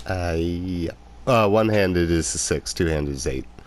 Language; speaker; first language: English; native; English